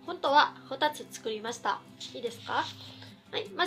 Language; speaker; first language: Japanese; non-native, fluent; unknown